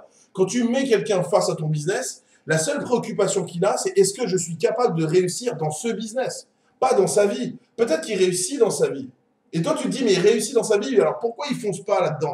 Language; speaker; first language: French; native; French